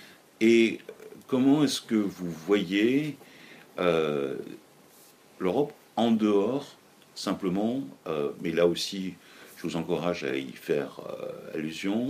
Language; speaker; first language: French; native; French